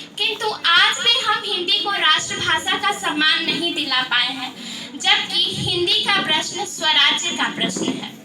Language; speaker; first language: Hindi; native; Hindi